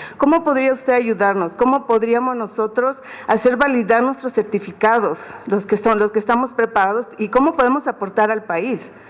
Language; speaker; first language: Spanish; early bilingual, heritage; Spanish